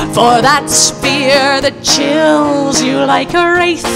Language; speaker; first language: English; native; English